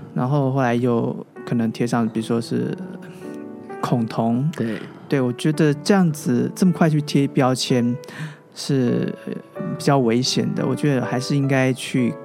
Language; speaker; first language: Chinese; native; Chinese